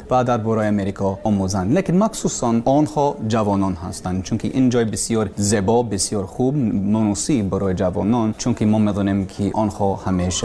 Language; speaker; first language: Persian; non-native, learner; English